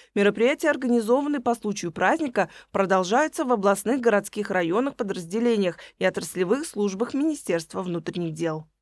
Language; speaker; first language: Russian; non-native, local second language; Uzbek